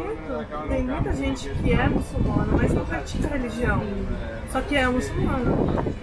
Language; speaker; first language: Portuguese; early bilingual, heritage; Portuguese